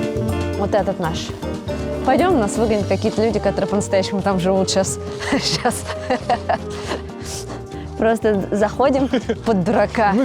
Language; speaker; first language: Russian; native; Russian